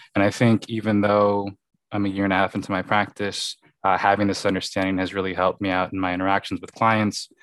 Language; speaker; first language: English; early bilingual, other home language; Spanish